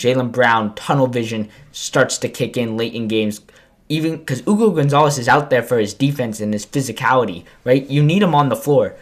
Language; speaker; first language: English; native; English